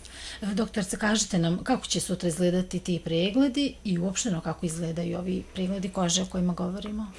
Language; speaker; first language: Croatian; native; Croatian